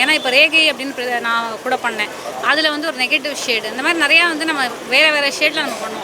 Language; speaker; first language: Tamil; native; Tamil